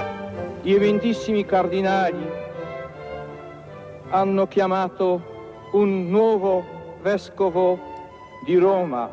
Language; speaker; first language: Italian; non-native, fluent; Polish